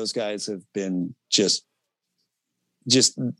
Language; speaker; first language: English; native; English